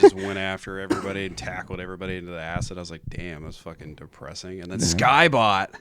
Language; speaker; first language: English; native; English